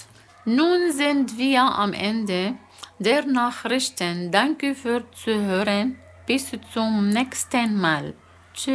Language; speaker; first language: German; non-native, fluent; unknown